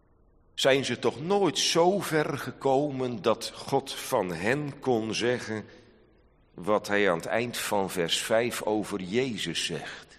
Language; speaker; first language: Dutch; native; Dutch